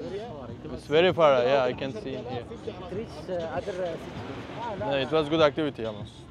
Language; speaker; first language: English; non-native, fluent; Turkish